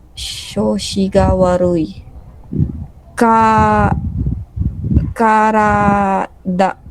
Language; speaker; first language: Japanese; non-native, learner; Filipino